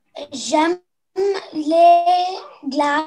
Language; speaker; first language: French; non-native, learner; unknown